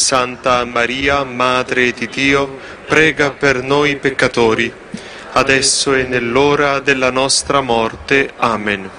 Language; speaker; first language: Italian; native; Italian